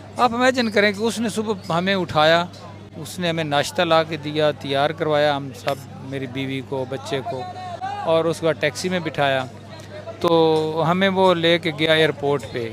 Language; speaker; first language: Urdu; non-native, local second language; Punjabi